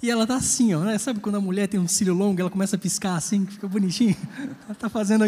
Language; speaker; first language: Portuguese; native; Portuguese